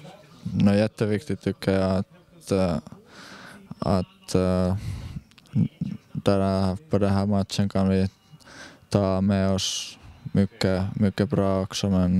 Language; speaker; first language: Swedish; non-native, learner; Finnish